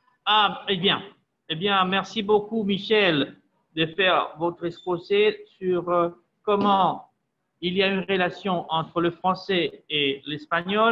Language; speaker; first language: French; non-native, fluent; Spanish